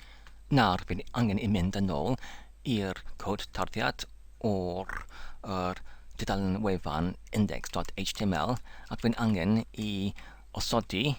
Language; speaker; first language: Welsh; non-native, learner; English